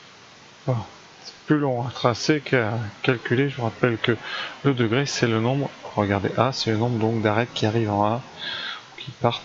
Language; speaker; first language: French; native; French